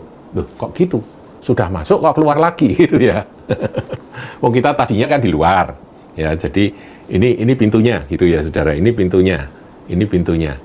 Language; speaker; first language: Indonesian; native; Indonesian